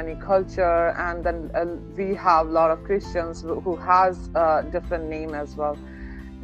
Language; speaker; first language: English; non-native, local second language; Hindi